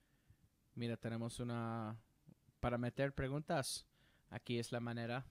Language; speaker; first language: Spanish; non-native, learner; English